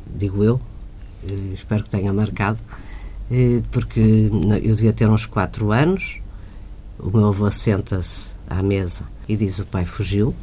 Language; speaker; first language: Portuguese; native; Portuguese